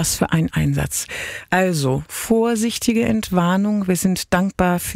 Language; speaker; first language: German; native; German